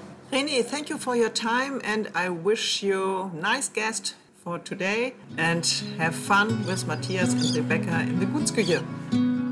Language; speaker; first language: English; non-native, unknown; German